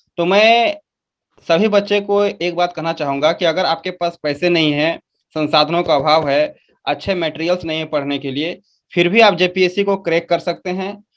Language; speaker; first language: Hindi; non-native, local second language; Magahi